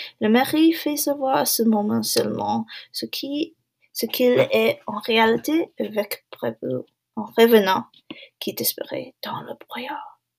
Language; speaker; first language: French; non-native, learner; English